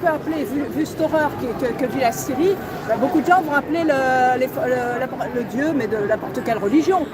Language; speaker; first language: French; native; French